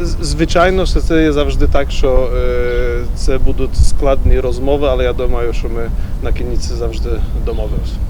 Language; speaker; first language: Ukrainian; non-native, fluent; Polish